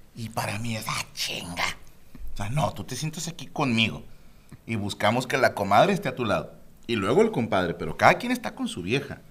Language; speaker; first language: Spanish; native; Spanish